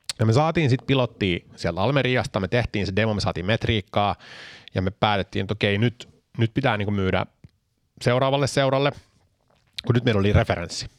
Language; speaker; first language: Finnish; early bilingual, heritage; Finnish